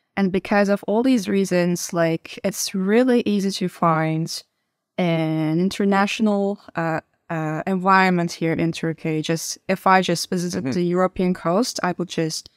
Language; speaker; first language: English; non-native, fluent; Turkish